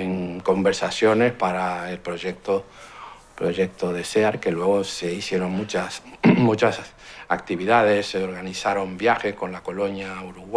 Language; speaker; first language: Spanish; non-native, learner; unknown